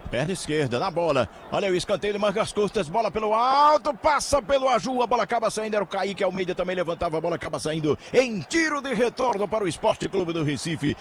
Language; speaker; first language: Portuguese; native; Portuguese